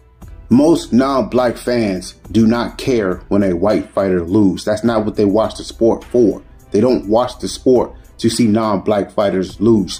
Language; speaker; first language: English; native; English